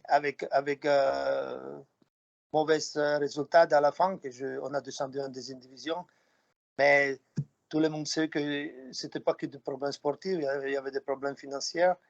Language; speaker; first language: French; non-native, fluent; Slovak